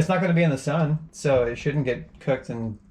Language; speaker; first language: English; native; English